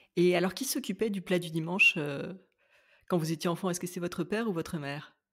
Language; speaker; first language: French; native; French